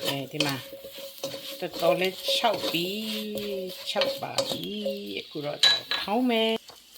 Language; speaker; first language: Burmese; non-native, local second language; Kachin